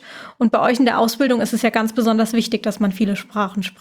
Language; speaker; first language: German; native; German